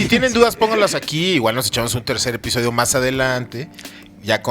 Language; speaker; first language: Spanish; native; Spanish